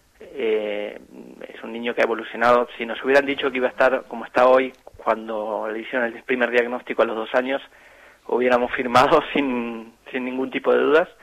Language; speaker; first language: Spanish; native; Spanish